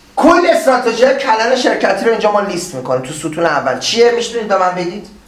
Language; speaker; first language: Persian; native; Persian